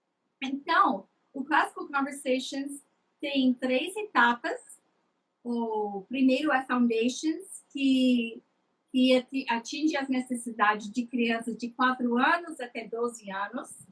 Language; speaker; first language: Portuguese; non-native, fluent; English